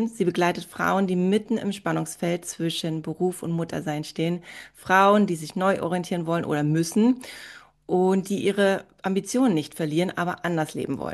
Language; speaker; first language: German; native; German